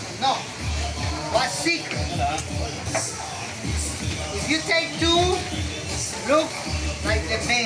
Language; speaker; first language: English; non-native, fluent; Spanish